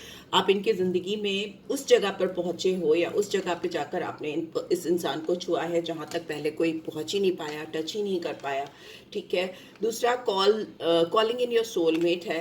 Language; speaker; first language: Hindi; native; Hindi